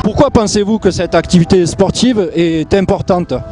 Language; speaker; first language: French; native; French